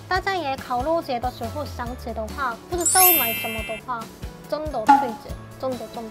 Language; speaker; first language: Chinese; non-native, fluent; Korean